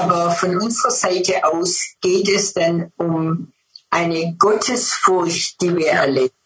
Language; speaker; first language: German; non-native, fluent; English